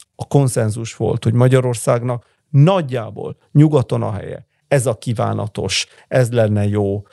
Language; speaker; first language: Hungarian; early bilingual, heritage; Italian